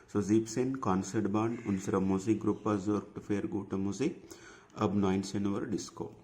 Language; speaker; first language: German; non-native, fluent; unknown